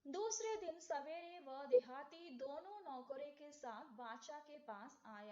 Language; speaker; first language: Hindi; non-native, local second language; Tamil